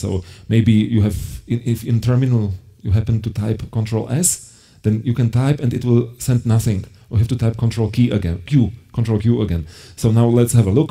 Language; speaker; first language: English; non-native, fluent; Slovak